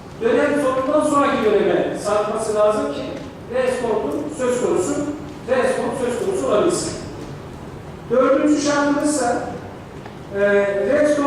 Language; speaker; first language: Turkish; native; Turkish